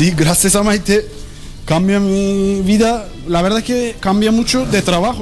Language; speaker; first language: Spanish; non-native, learner; Turkish